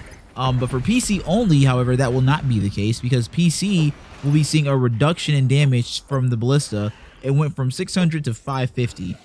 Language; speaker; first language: English; native; English